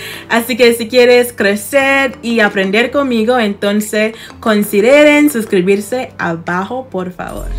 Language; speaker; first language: Spanish; non-native, fluent; English